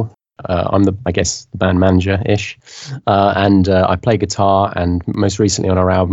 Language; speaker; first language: English; native; English